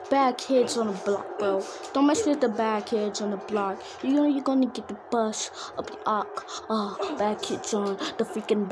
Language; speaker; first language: English; native; English